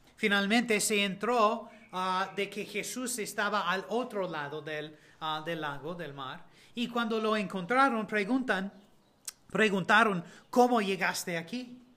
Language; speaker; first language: Spanish; non-native, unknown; English